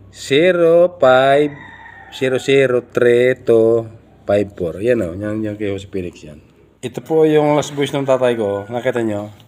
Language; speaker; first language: Filipino; non-native, local second language; Bikol